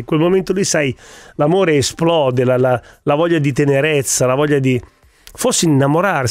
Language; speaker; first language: Italian; native; Italian